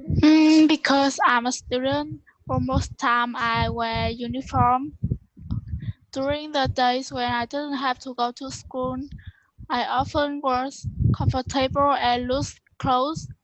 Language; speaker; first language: English; non-native, learner; Vietnamese